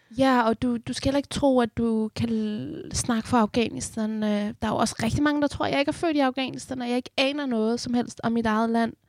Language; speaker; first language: Danish; early bilingual, other home language; Persian